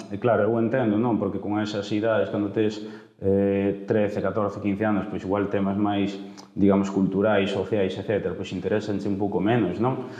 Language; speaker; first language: Galician; non-native, local second language; Spanish